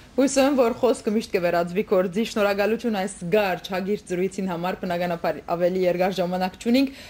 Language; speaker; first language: Armenian; native; Armenian